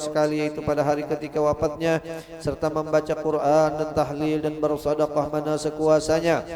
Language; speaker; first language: Indonesian; non-native, local second language; Banjar